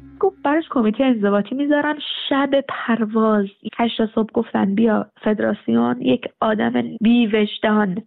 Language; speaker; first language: Persian; native; Persian